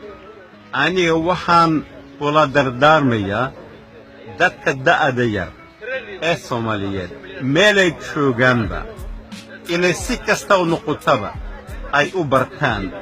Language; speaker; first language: Somali; non-native, fluent; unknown